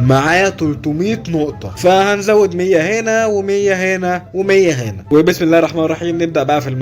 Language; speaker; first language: Arabic; native; Arabic